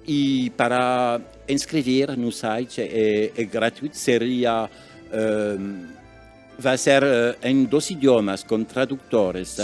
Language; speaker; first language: Portuguese; non-native, learner; French